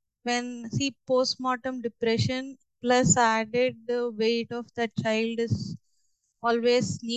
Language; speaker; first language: English; non-native, local second language; Tamil